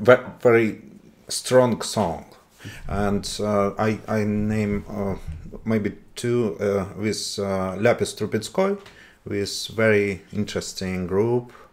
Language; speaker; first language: English; non-native, learner; Russian